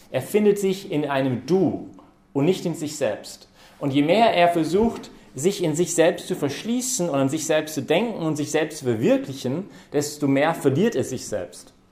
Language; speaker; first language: German; non-native, fluent; English